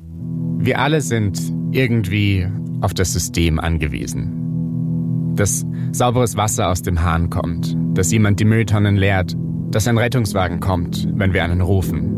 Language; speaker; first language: German; native; German